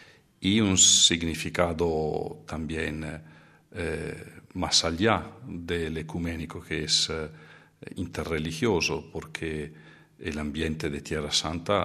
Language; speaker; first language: Spanish; non-native, fluent; Italian